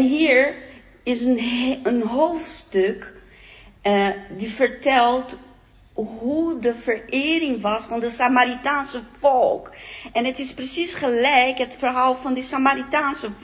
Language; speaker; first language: Dutch; non-native, fluent; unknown